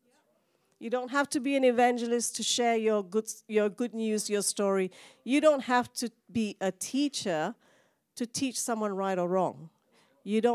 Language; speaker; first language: English; non-native, local second language; Tamil